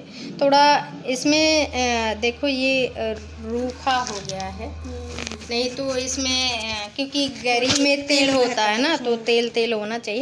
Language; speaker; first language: Hindi; native; Hindi